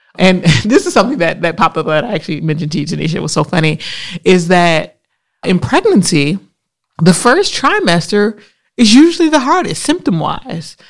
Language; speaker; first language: English; early bilingual, other home language; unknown